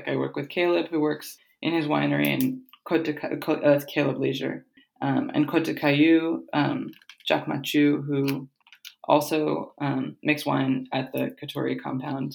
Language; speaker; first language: English; native; English